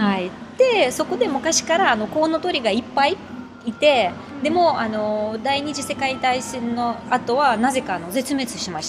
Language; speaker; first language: Japanese; non-native, fluent; Russian